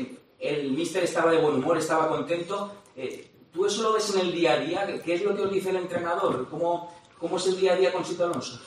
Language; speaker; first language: Spanish; native; Spanish